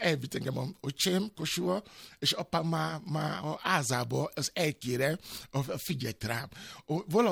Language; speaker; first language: Hungarian; non-native, learner; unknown